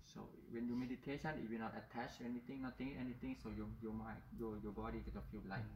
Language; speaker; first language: English; non-native, learner; Thai